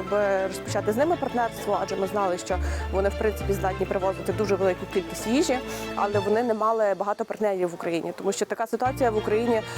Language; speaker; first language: Ukrainian; native; Ukrainian